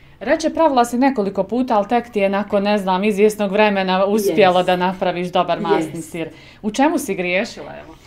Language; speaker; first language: Croatian; native; Croatian